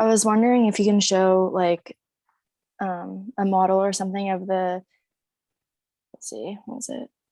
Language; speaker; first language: English; native; English